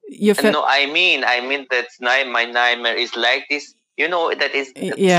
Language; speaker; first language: English; non-native, learner; Persian